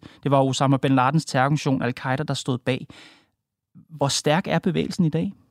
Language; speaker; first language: Danish; native; Danish